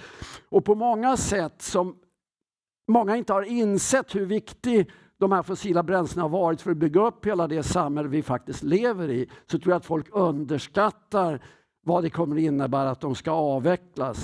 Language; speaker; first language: Swedish; native; Swedish